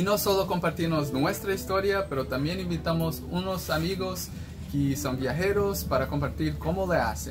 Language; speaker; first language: Spanish; non-native, fluent; English